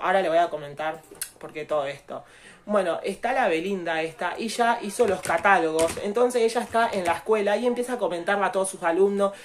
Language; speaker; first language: Spanish; native; Spanish